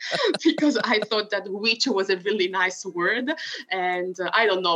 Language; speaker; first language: English; non-native, fluent; Italian